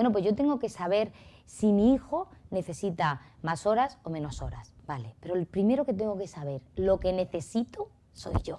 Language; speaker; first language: Spanish; native; Spanish